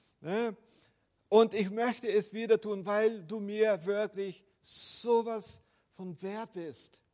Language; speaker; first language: German; non-native, fluent; Portuguese